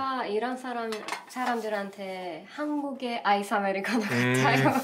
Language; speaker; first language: Korean; non-native, learner; Persian